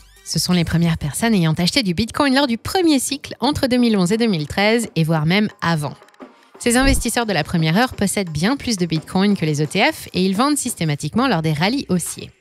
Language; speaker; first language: French; native; French